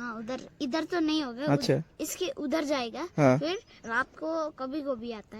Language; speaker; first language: Hindi; non-native, local second language; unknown